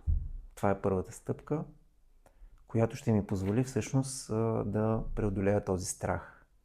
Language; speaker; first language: Bulgarian; native; Bulgarian